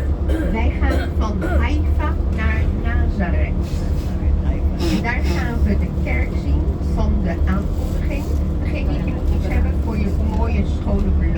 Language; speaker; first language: Dutch; non-native, fluent; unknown